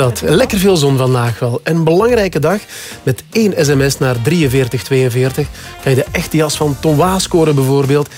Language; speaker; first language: Dutch; native; Dutch